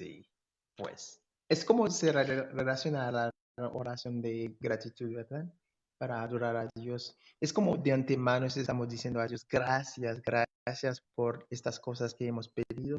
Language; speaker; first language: Spanish; non-native, fluent; English